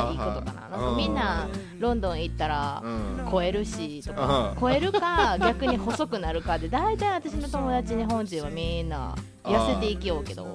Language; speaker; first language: Japanese; native; Japanese